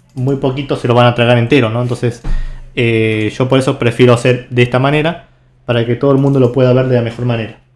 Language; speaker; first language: Spanish; native; Spanish